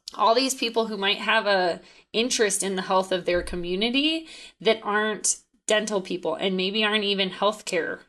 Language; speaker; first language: English; native; English